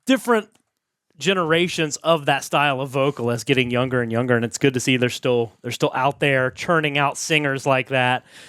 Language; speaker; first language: English; native; English